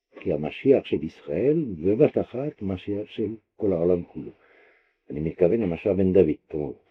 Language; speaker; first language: Hebrew; non-native, fluent; French